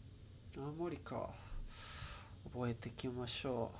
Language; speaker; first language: Japanese; non-native, learner; English